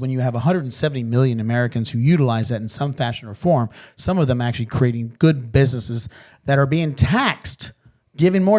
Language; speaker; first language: English; native; English